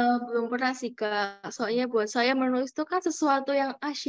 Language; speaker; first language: Indonesian; native; Indonesian